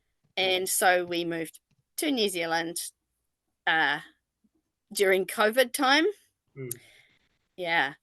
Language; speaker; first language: English; non-native, fluent; Japanese